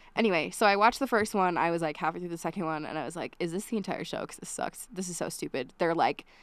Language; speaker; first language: English; native; English